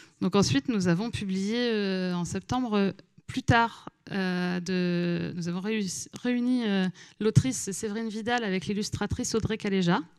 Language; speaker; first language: French; native; French